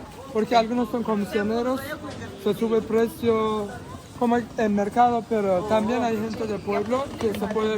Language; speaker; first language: Spanish; non-native, learner; Turkish